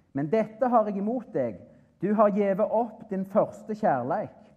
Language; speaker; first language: Norwegian; native; Norwegian